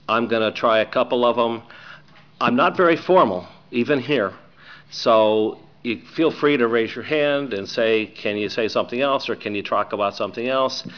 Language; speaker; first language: English; native; English